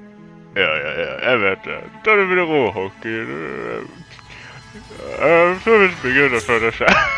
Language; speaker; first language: Norwegian; non-native, learner; Swedish